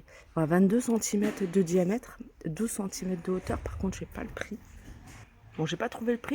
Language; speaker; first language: French; native; French